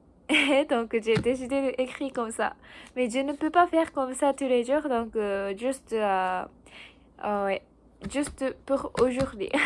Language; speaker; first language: French; non-native, learner; Japanese